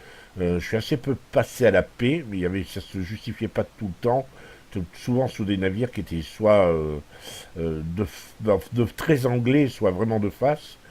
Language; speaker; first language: French; native; French